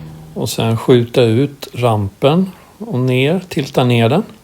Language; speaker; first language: Swedish; native; Swedish